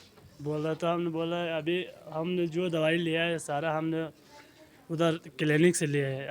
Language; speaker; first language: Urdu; non-native, local second language; Balti